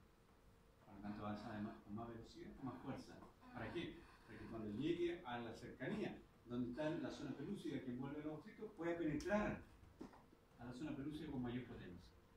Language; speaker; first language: Spanish; native; Spanish